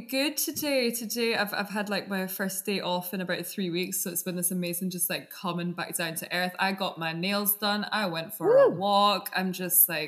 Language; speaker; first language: English; native; English